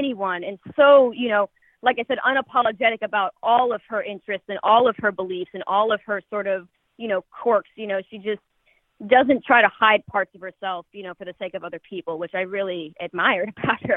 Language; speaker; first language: English; native; English